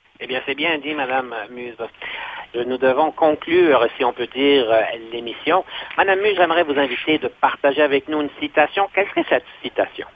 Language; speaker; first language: French; native; French